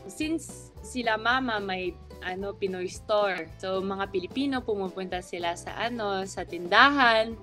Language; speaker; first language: Filipino; early bilingual, heritage; Filipino